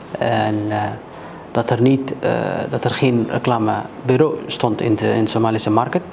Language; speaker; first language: Dutch; early bilingual, other home language; Somali